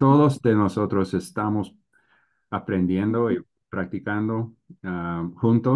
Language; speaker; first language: Spanish; non-native, learner; English